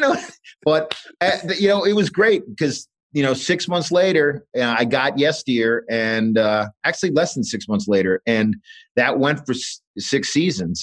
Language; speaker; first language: English; native; English